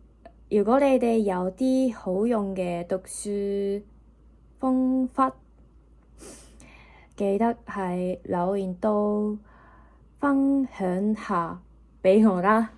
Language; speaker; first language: Cantonese; non-native, learner; Japanese